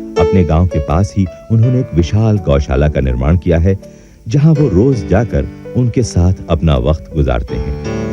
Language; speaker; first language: Hindi; native; Hindi